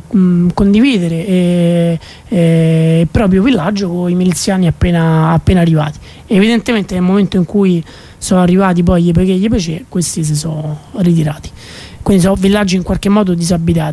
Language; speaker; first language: Italian; native; Italian